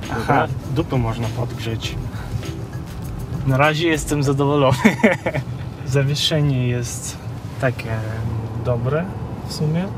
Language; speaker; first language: Polish; non-native, fluent; Ukrainian